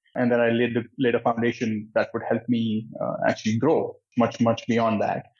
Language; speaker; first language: English; non-native, local second language; Hindi